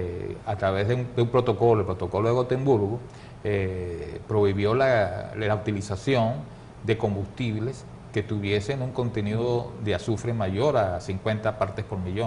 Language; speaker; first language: Spanish; native; Spanish